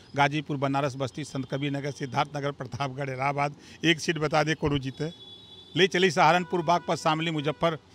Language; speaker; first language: Hindi; native; Hindi